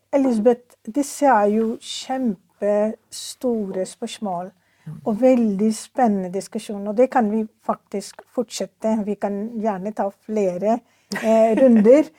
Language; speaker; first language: Norwegian; non-native, fluent; Urdu